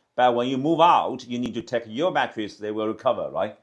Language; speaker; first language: English; non-native, learner; Chinese